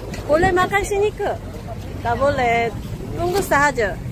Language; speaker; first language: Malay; non-native, learner; Korean